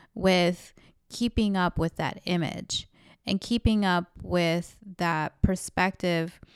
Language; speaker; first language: English; early bilingual, other home language; Spanish